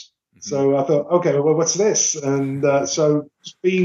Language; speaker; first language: English; native; English